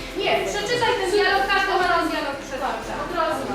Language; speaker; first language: Polish; non-native, learner; Ukrainian